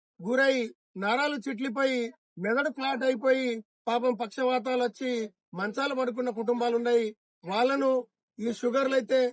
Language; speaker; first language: Telugu; non-native, local second language; Lambadi